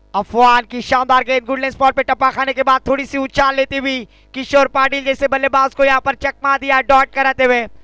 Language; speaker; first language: Hindi; non-native, local second language; Marathi